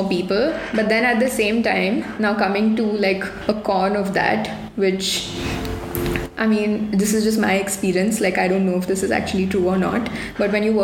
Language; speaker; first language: English; non-native, local second language; Hindi